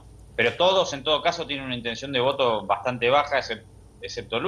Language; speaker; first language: Spanish; native; Spanish